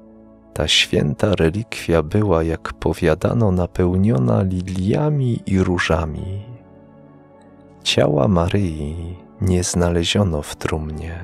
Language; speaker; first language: Polish; native; Polish